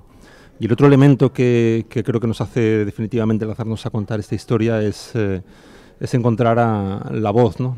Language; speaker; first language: Spanish; native; Spanish